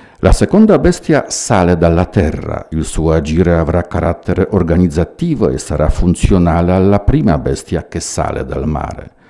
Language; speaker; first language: Italian; non-native, fluent; Polish